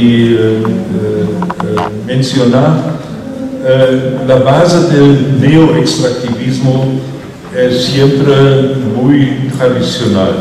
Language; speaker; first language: Spanish; non-native, fluent; German